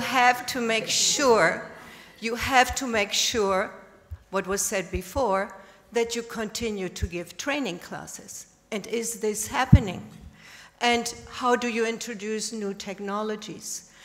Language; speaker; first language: English; non-native, fluent; German